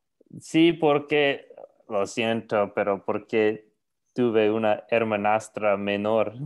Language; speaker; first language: Spanish; non-native, learner; English